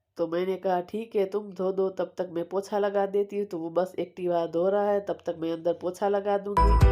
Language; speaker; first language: Hindi; non-native, local second language; Gujarati